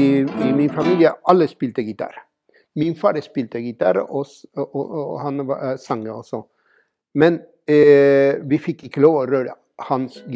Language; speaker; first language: Norwegian; non-native, fluent; Spanish